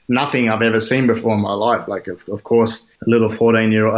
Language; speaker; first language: English; native; English